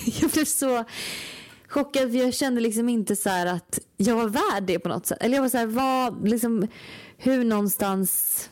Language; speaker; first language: Swedish; native; Swedish